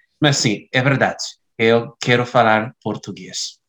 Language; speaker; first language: Portuguese; non-native, learner; English